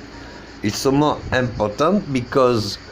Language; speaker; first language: English; non-native, learner; French